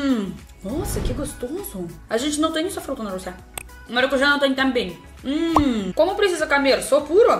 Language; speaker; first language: Portuguese; non-native, learner; Russian